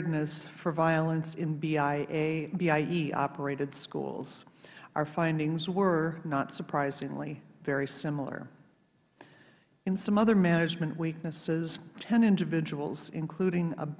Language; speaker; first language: English; native; English